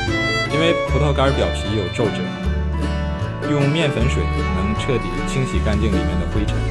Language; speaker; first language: Chinese; native; Chinese